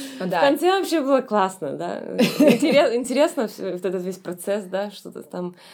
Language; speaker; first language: Russian; early bilingual, heritage; Russian